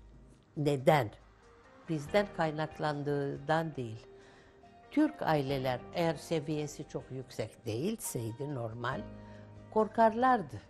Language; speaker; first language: Turkish; non-native, local second language; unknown